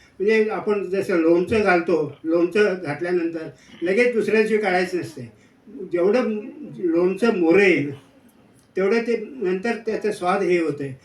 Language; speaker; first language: Marathi; non-native, local second language; Kannada